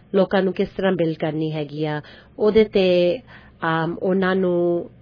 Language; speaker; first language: Punjabi; early bilingual, heritage; Punjabi